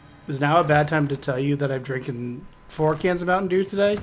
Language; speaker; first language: English; native; English